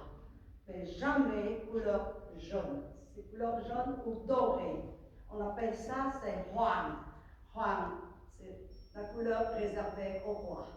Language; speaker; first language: French; non-native, fluent; Vietnamese